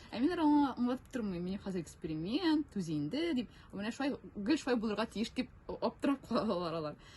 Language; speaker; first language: Tatar; non-native, local second language; Russian